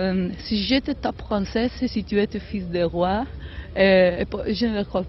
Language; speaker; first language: French; non-native, learner; Italian